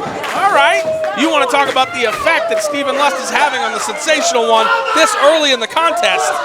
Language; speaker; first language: English; native; English